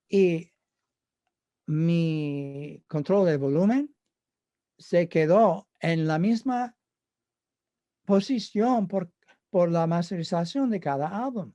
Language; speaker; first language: Spanish; non-native, fluent; English